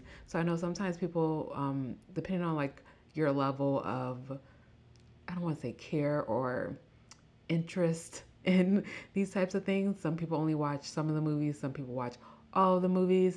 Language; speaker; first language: English; native; English